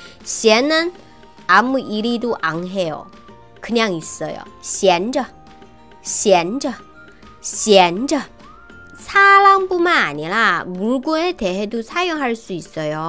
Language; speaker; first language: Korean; non-native, fluent; Chinese